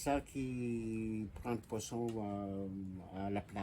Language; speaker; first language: French; non-native, local second language; Malagasy